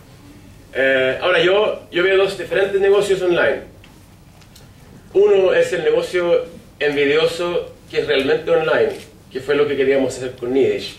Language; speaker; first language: Spanish; non-native, fluent; Swedish